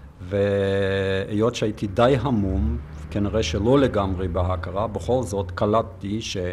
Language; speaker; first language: Hebrew; non-native, fluent; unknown